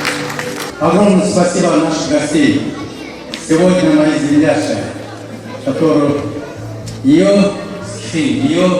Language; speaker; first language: Russian; non-native, local second language; Azerbaijani